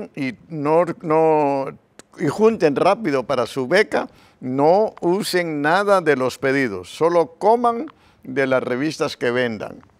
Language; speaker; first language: Spanish; native; Spanish